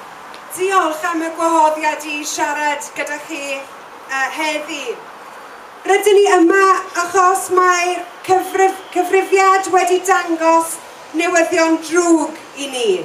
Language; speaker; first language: Welsh; non-native, local second language; English